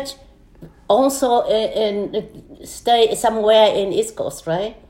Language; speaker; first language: English; non-native, fluent; Vietnamese